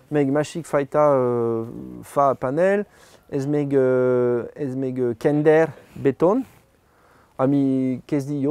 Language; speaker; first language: Hungarian; non-native, learner; French